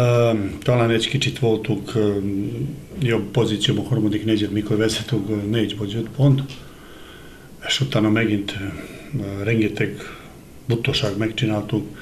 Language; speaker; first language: Hungarian; non-native, learner; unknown